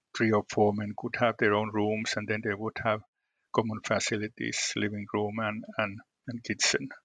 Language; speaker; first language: English; non-native, fluent; Finnish